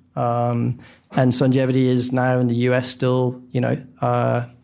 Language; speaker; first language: English; native; English